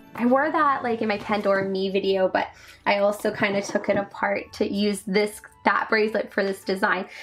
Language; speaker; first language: English; native; English